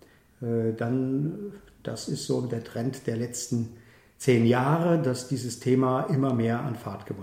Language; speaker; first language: German; native; German